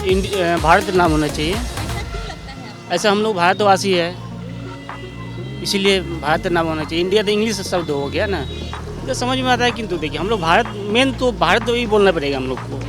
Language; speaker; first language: Hindi; non-native, local second language; Bangla